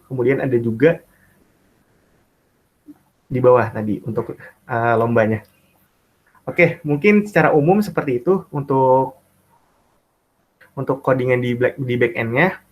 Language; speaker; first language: Indonesian; native; Indonesian